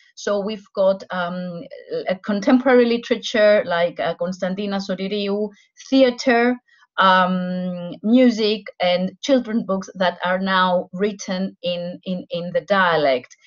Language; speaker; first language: English; non-native, fluent; Greek